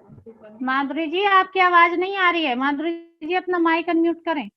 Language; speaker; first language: Hindi; native; Hindi